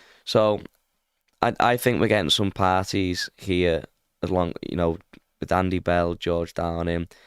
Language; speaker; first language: English; native; English